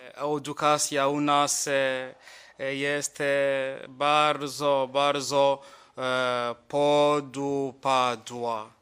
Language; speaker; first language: Polish; non-native, learner; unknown